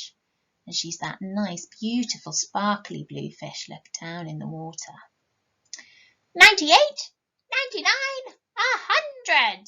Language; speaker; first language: English; native; English